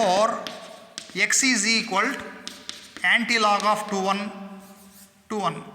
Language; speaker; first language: English; non-native, local second language; Kannada